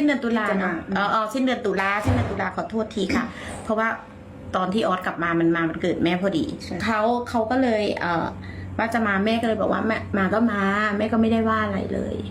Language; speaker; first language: Thai; native; Thai